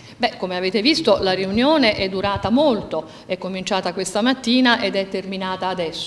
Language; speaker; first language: Italian; native; Italian